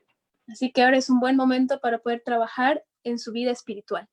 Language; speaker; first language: Spanish; native; Spanish